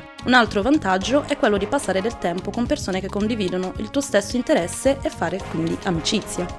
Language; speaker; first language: Italian; native; Italian